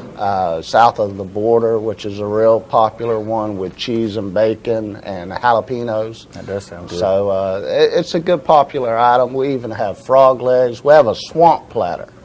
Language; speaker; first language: English; native; English